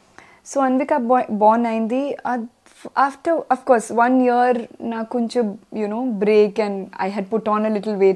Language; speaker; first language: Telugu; non-native, learner; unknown